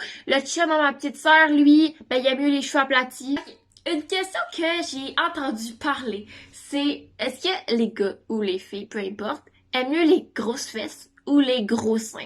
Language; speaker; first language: French; native; French